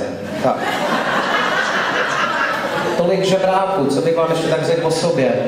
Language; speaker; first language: Czech; native; Czech